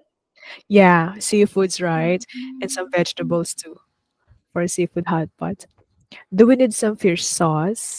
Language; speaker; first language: English; non-native, fluent; Vietnamese